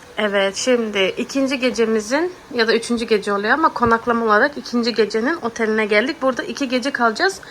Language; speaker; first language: Turkish; early bilingual, heritage; Turkish